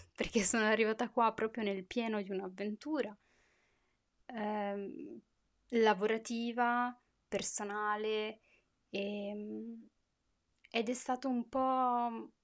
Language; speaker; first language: Italian; native; Italian